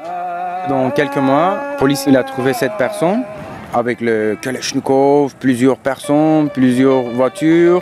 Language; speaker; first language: French; non-native, learner; Kurdish